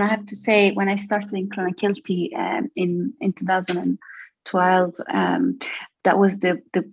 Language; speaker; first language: English; non-native, fluent; Italian